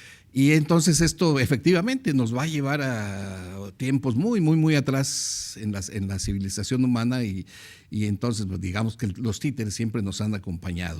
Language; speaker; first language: Spanish; native; Spanish